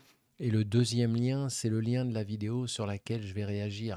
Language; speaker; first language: French; native; French